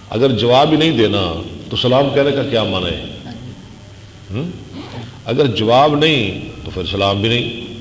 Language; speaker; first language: Urdu; non-native, local second language; Punjabi